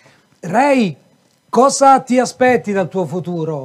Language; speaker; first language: Italian; native; Italian